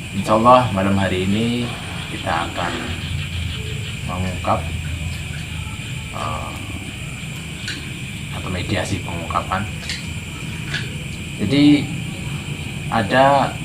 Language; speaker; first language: Indonesian; native; Indonesian